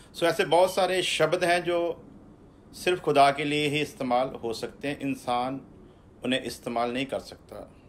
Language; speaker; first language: Hindi; non-native, local second language; Punjabi